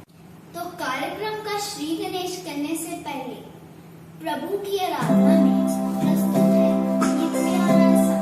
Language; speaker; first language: Hindi; native; Hindi